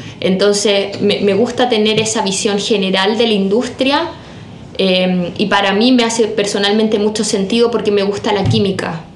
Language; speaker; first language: Spanish; native; Spanish